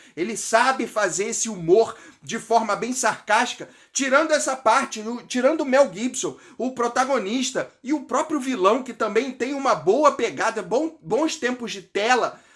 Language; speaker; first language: Portuguese; native; Portuguese